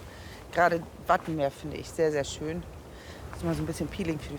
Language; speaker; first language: German; native; German